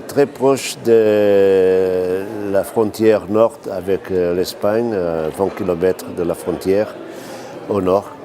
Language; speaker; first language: French; non-native, fluent; Portuguese